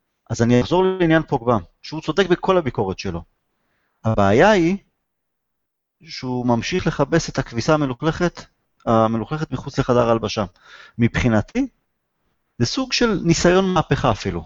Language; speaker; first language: Hebrew; native; Hebrew